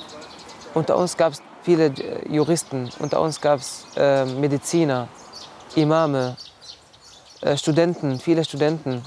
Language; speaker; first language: German; non-native, fluent; Arabic